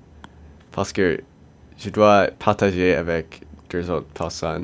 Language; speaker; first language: French; non-native, learner; English